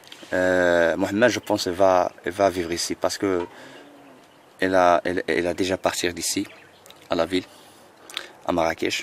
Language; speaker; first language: French; non-native, learner; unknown